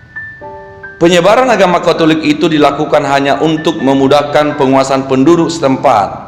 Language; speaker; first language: Indonesian; native; Indonesian